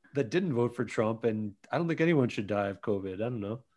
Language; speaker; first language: English; early bilingual, other home language; Greek